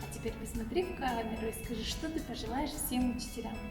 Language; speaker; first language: Russian; non-native, local second language; Kazakh